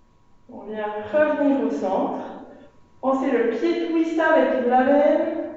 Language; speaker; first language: French; native; French